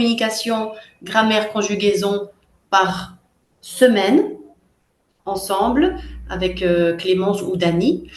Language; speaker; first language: French; native; French